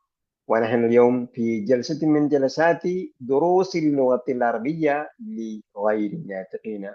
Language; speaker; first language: Arabic; non-native, fluent; Malayalam